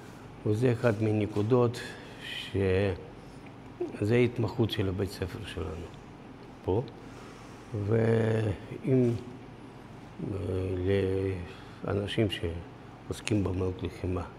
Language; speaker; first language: Hebrew; non-native, fluent; Russian